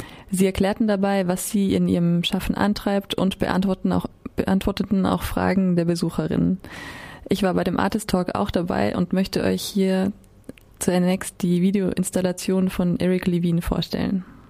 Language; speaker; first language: German; native; German